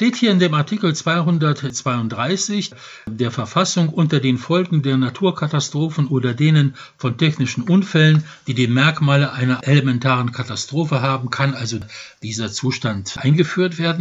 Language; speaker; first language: German; non-native, fluent; Polish